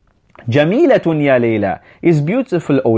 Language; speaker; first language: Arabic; non-native, fluent; English